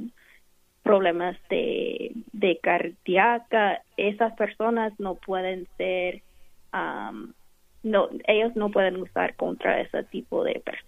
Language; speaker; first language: Spanish; non-native, fluent; English